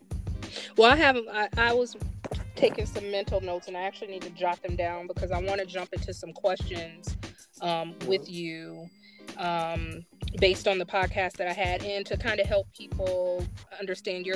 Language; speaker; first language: English; native; English